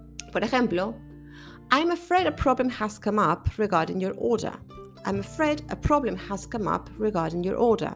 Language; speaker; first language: English; non-native, fluent; Spanish